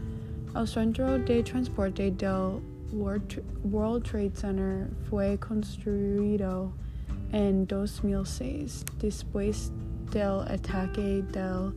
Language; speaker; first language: Spanish; non-native, learner; English